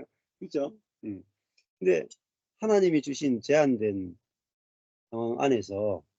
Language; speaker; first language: Korean; native; Korean